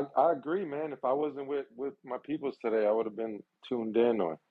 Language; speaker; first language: English; native; English